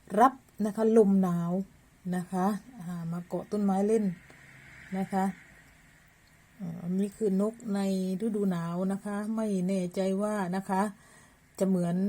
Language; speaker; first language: Thai; native; Thai